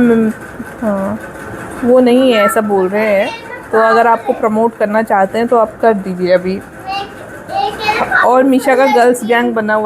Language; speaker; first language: Hindi; native; Hindi